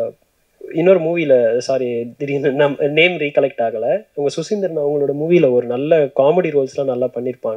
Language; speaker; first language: Tamil; native; Tamil